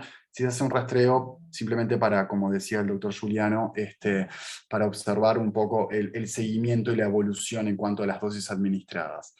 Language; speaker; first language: Spanish; native; Spanish